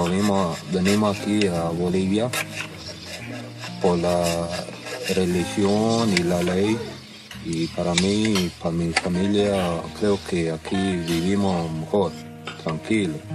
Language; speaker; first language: Spanish; non-native, local second language; Plautdietsch